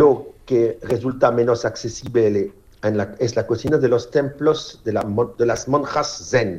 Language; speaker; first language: Spanish; non-native, fluent; French